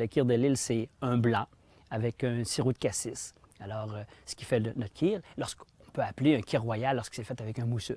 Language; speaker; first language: French; native; French